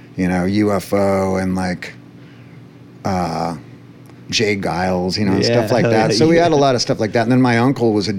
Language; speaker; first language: English; native; English